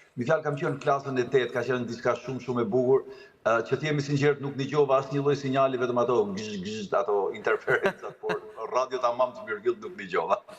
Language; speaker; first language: Albanian; native; Albanian